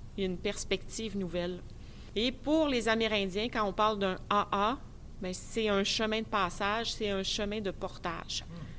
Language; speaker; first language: French; native; French